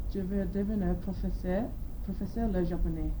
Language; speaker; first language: French; non-native, learner; Korean